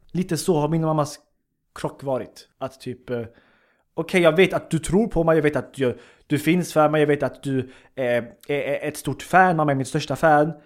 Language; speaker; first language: Swedish; early bilingual, other home language; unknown